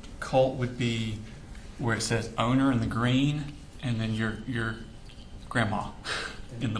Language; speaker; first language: English; native; English